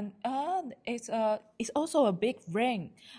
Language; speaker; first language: English; non-native, learner; Chinese